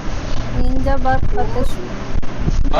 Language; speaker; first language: Persian; non-native, learner; Urdu